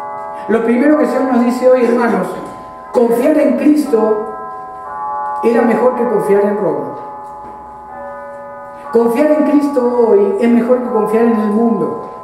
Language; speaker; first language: Spanish; native; Spanish